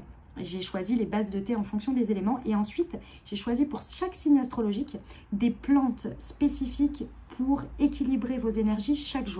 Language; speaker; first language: French; native; French